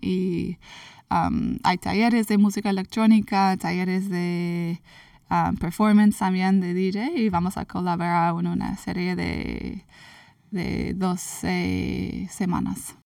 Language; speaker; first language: Spanish; early bilingual, heritage; English